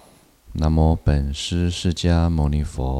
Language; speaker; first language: Chinese; native; Chinese